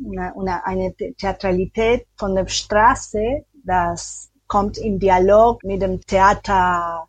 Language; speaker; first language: German; non-native, learner; Spanish